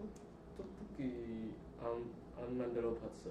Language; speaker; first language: Korean; non-native, learner; Chinese